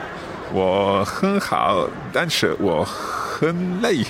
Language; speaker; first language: Chinese; non-native, learner; English